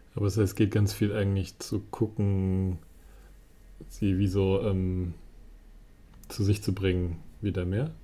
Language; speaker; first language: German; native; German